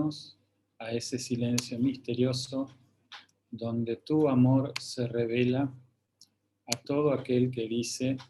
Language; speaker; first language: Spanish; native; Spanish